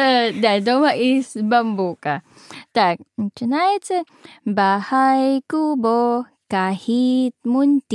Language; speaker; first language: Russian; non-native, learner; Filipino